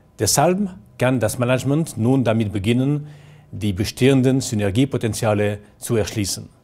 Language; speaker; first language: German; native; German